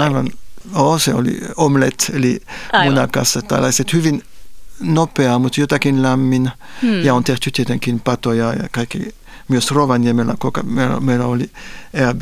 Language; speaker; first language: Finnish; non-native, fluent; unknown